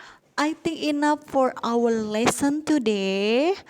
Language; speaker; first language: English; non-native, learner; Indonesian